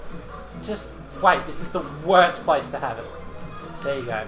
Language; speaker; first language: English; native; English